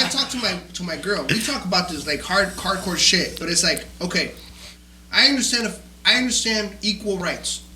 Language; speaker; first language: English; early bilingual, other home language; Spanish